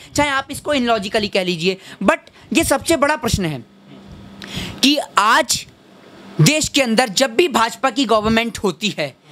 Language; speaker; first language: Hindi; native; Hindi